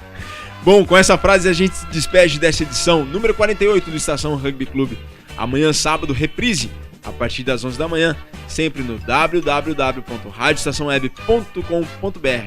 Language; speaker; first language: Portuguese; native; Portuguese